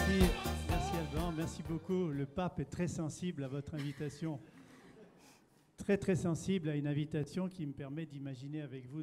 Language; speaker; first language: French; native; French